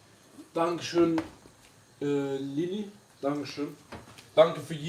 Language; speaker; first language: German; early bilingual, other home language; Kurdish